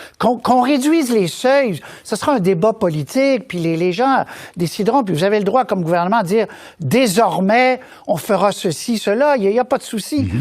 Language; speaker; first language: French; native; French